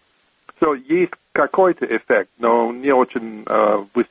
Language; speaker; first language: Russian; non-native, fluent; English